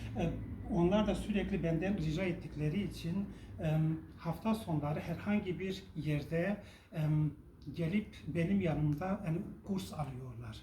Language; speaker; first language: Turkish; non-native, local second language; Kurdish